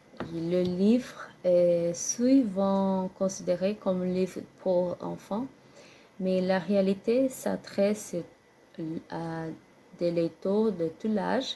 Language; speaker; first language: French; non-native, learner; Portuguese